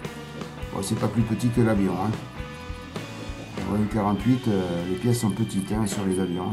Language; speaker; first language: French; native; French